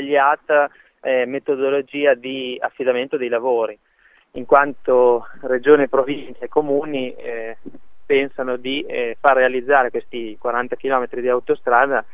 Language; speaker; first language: Italian; native; Italian